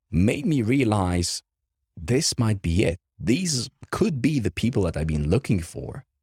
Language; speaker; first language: English; non-native, fluent; Romanian